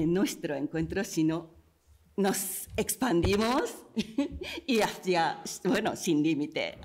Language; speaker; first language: Spanish; non-native, fluent; Japanese